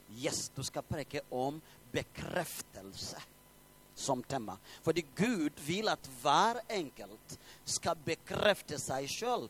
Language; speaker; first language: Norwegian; non-native, fluent; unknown